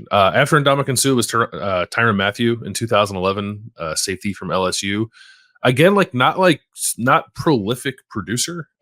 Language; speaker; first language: English; native; English